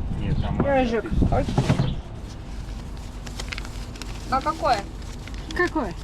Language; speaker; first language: Russian; non-native, learner; Turkish